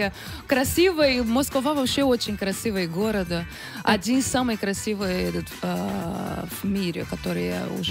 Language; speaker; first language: Russian; non-native, learner; Portuguese